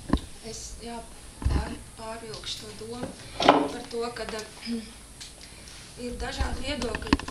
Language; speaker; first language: Latvian; native; Latvian